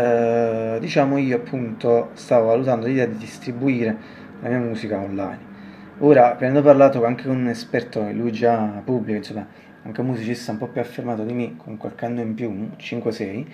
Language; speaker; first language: Italian; native; Italian